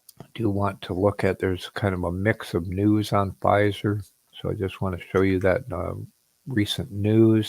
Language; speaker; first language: English; native; English